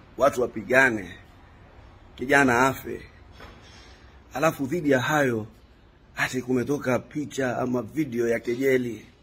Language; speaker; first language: Swahili; native; Swahili